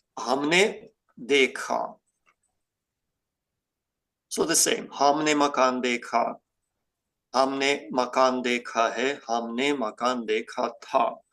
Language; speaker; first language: Hindi; non-native, fluent; Ukrainian